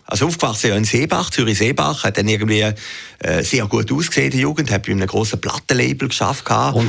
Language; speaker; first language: German; native; German